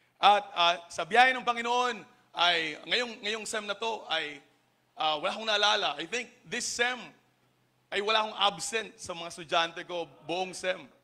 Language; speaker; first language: Filipino; native; Filipino